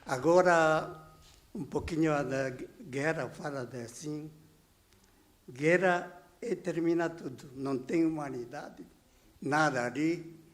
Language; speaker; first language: Portuguese; non-native, learner; Japanese